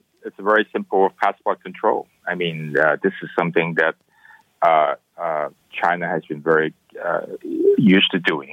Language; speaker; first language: English; non-native, local second language; Cantonese